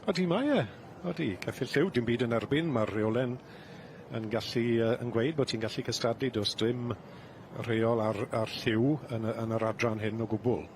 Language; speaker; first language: Welsh; native; Welsh